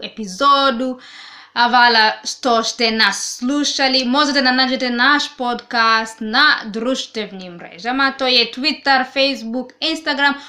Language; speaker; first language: Serbian; non-native, learner; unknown